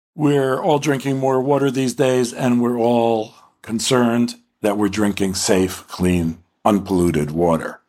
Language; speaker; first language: English; native; English